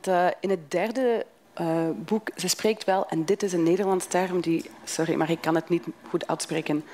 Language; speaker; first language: Dutch; non-native, fluent; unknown